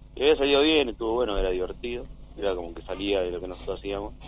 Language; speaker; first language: Spanish; native; Spanish